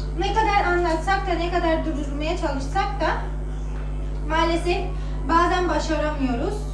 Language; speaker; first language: Turkish; native; Turkish